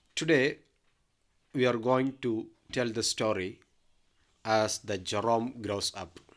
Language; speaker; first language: English; non-native, local second language; Malayalam